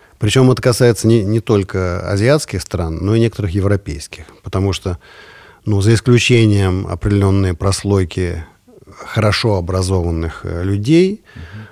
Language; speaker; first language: Russian; native; Russian